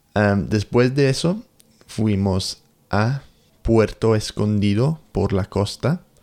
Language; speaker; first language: Spanish; non-native, learner; English